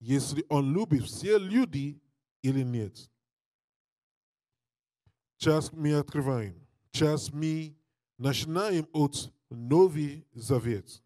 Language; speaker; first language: Russian; non-native, learner; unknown